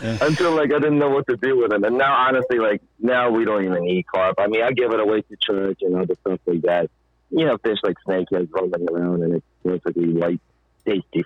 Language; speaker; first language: English; non-native, fluent; Ukrainian